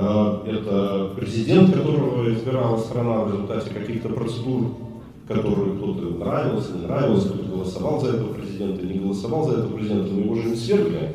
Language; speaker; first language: Russian; native; Russian